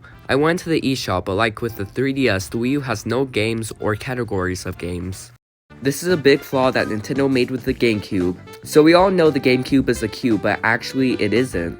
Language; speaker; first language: English; native; English